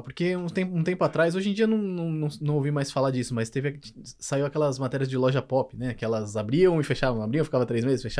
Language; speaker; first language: Portuguese; native; Portuguese